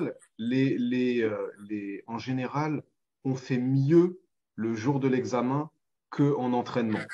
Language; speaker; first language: French; native; French